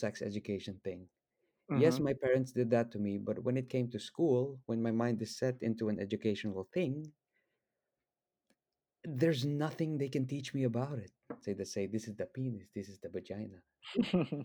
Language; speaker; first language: English; non-native, local second language; Filipino